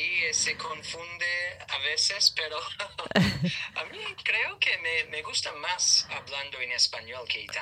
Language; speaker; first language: Spanish; non-native, learner; English